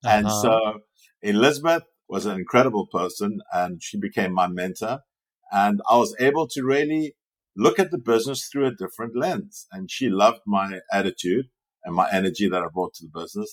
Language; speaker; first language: English; native; English